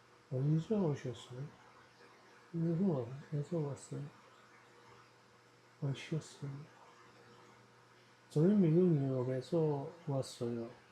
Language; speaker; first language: Korean; non-native, learner; Dutch